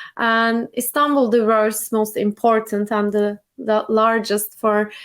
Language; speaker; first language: English; non-native, learner; Turkish